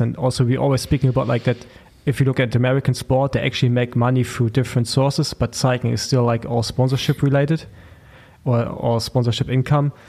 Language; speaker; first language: English; non-native, fluent; German